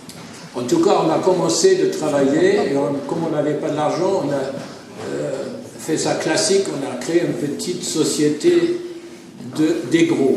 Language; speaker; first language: French; non-native, fluent; German